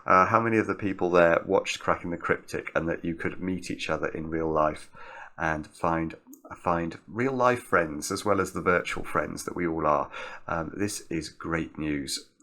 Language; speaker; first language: English; native; English